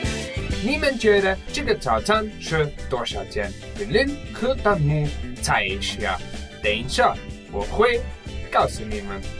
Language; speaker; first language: Chinese; non-native, learner; German